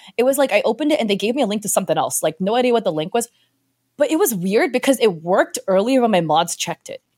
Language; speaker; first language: English; early bilingual, other home language; Chinese